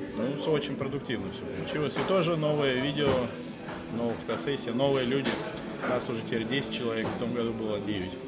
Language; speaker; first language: Russian; native; Russian